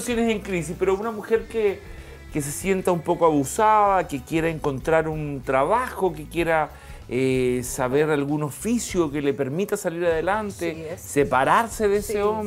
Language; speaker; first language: Spanish; native; Spanish